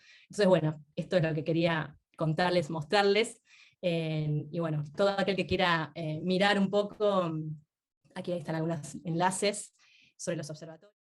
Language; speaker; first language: Spanish; native; Spanish